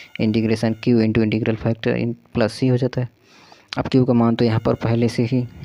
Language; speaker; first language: Hindi; native; Hindi